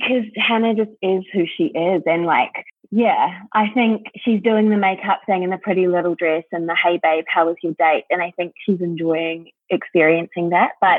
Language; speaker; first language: English; native; English